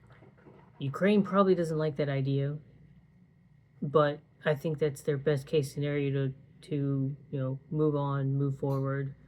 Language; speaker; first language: English; native; English